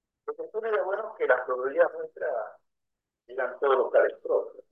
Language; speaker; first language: Spanish; native; Spanish